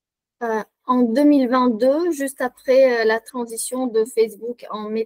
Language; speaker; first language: French; non-native, fluent; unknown